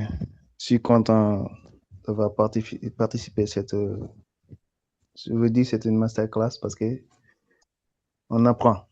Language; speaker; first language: French; non-native, learner; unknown